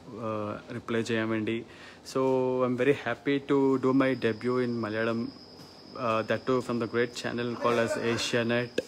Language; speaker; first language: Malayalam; early bilingual, heritage; Malayalam